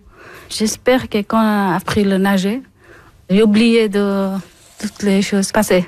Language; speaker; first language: French; non-native, learner; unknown